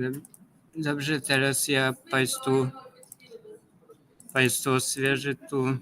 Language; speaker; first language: Polish; non-native, fluent; Ukrainian